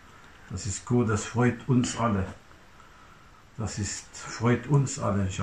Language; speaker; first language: German; non-native, learner; Turkish